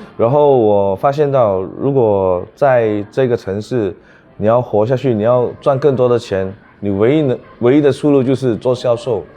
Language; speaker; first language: Chinese; native; Chinese